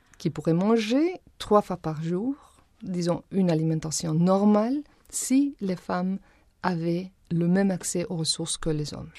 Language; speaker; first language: French; non-native, fluent; Spanish